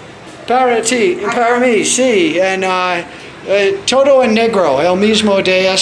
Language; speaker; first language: Spanish; non-native, learner; English